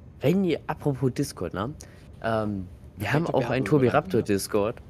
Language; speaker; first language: German; native; German